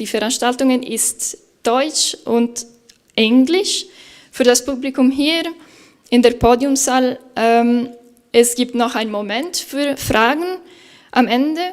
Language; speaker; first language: German; non-native, fluent; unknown